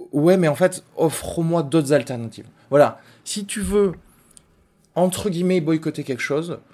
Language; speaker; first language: French; native; French